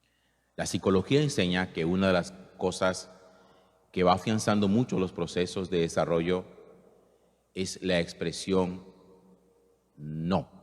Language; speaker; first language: Spanish; native; Spanish